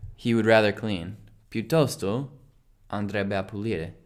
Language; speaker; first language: English; native; English